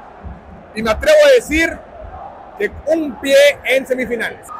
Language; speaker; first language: Spanish; native; Spanish